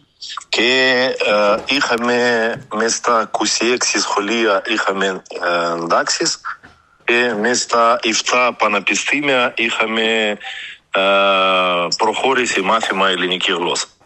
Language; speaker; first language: Greek; non-native, learner; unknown